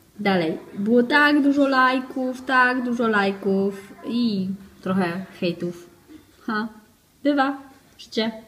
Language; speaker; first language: Polish; early bilingual, heritage; Polish